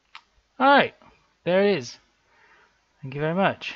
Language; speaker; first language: English; native; English